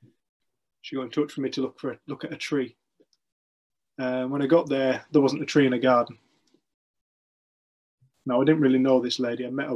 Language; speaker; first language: English; native; English